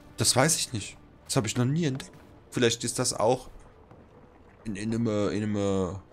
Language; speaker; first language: German; native; German